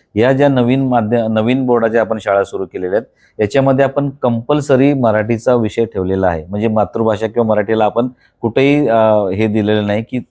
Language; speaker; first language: Marathi; non-native, local second language; Bhili